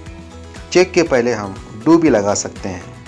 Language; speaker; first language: Urdu; native; Urdu